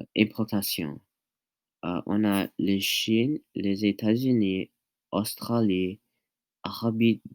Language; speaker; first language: French; non-native, learner; English